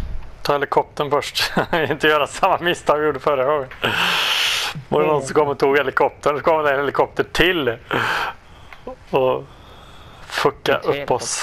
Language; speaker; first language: Swedish; native; Swedish